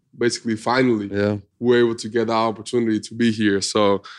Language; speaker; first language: English; early bilingual, other home language; Spanish